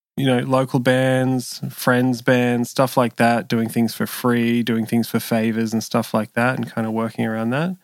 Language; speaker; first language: English; native; English